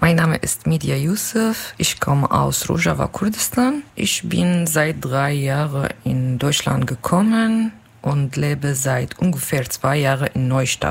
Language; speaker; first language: German; non-native, learner; Kurdish